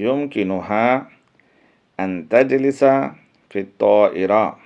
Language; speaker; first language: Arabic; non-native, fluent; Urdu